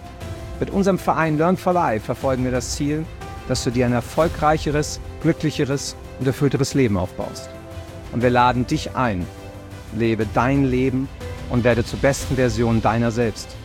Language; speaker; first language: German; native; German